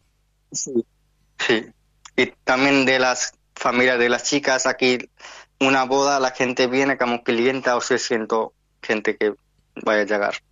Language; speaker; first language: Spanish; non-native, learner; Hindi